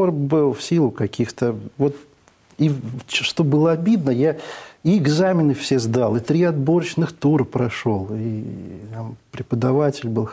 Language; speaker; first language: Russian; native; Russian